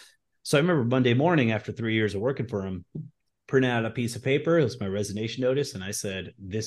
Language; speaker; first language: English; native; English